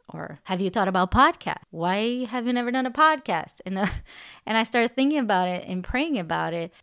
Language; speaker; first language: English; non-native, fluent; Portuguese